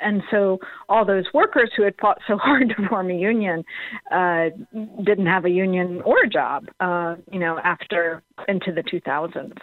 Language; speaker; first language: English; native; English